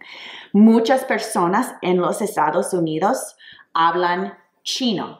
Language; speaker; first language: Spanish; non-native, fluent; English